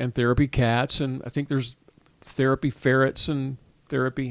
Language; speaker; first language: English; native; English